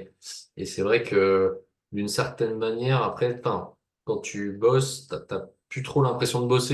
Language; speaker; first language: French; native; French